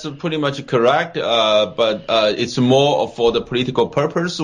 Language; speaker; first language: English; non-native, fluent; Chinese